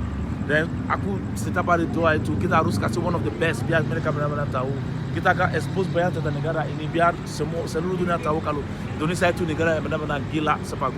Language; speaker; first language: Indonesian; non-native, fluent; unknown